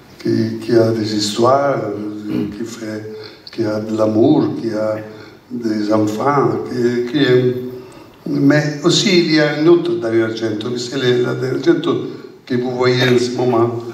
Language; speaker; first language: French; non-native, learner; Italian